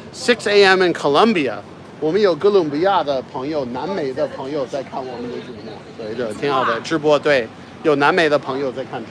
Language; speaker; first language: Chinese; non-native, fluent; English